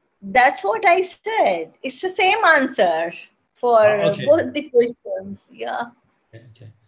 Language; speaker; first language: English; non-native, local second language; Hindi